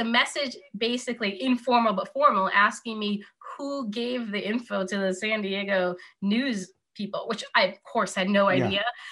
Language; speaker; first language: English; native; English